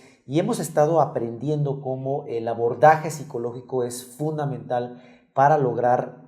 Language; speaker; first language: Spanish; native; Spanish